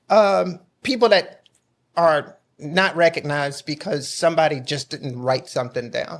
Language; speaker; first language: English; native; English